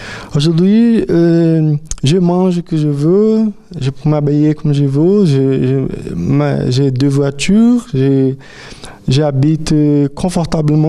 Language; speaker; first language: French; non-native, fluent; Portuguese